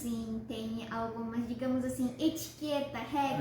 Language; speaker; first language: Portuguese; early bilingual, heritage; Portuguese